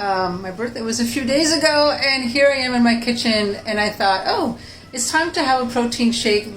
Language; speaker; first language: English; native; English